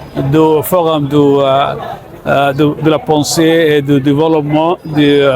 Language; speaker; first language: French; non-native, fluent; Arabic